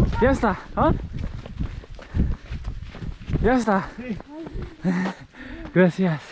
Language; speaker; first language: Spanish; non-native, learner; Indonesian